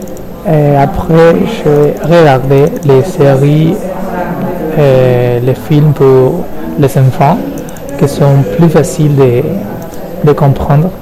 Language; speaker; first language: French; non-native, learner; Spanish